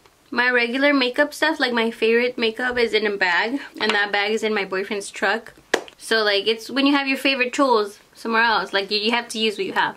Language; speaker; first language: English; early bilingual, other home language; Spanish